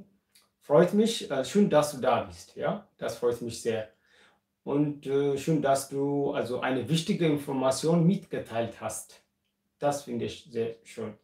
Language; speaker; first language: German; non-native, fluent; Amharic